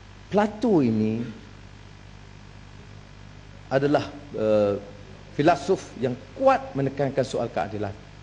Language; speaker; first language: Malay; native; Malay